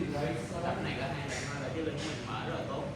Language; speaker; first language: Vietnamese; native; Vietnamese